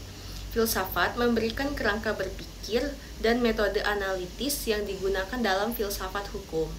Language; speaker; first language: Indonesian; native; Indonesian